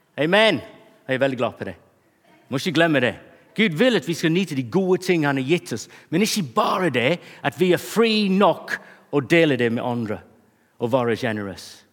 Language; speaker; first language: Norwegian; non-native, fluent; English